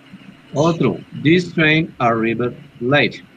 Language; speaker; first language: English; non-native, learner; Spanish